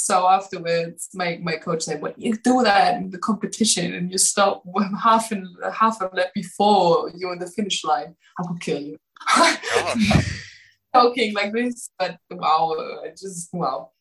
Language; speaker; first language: English; non-native, fluent; German